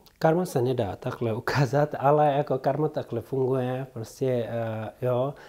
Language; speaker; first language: Czech; non-native, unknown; Tibetan